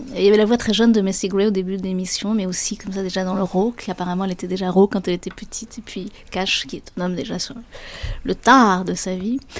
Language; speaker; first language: French; native; French